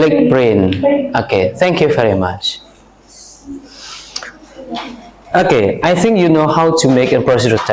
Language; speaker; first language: English; non-native, learner; Indonesian